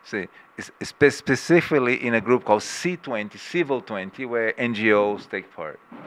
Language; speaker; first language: English; non-native, fluent; Portuguese